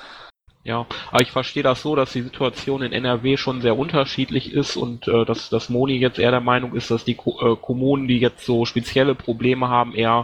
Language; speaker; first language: German; native; German